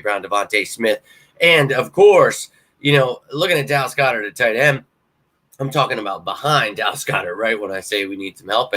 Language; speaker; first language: English; native; English